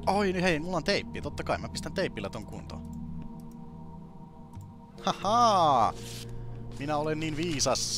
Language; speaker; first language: Finnish; native; Finnish